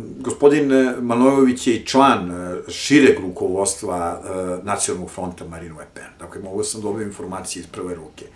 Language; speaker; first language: Serbian; native; Serbian